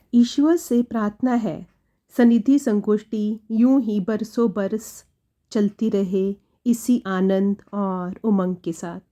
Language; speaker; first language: Hindi; native; Hindi